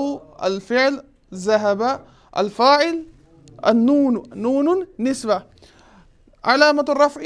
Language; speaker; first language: Arabic; non-native, fluent; Urdu